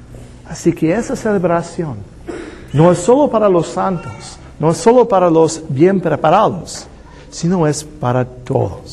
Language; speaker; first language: Spanish; non-native, fluent; English